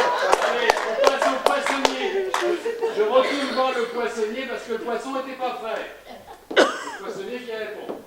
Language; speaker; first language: French; native; French